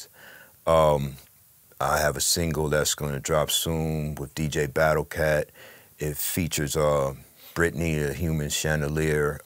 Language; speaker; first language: English; native; English